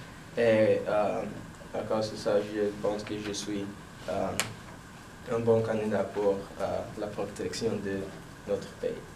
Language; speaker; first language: French; non-native, learner; English